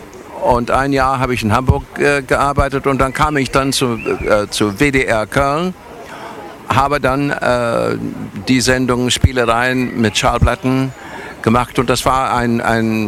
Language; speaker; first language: German; non-native, fluent; English